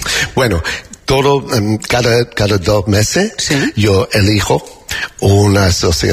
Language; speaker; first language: Spanish; non-native, learner; English